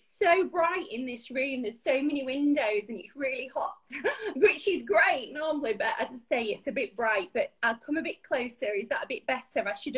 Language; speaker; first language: English; native; English